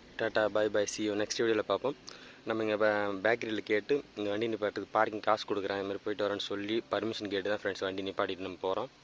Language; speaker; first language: Tamil; native; Tamil